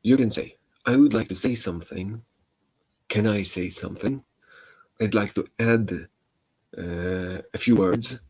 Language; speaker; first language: English; non-native, fluent; Polish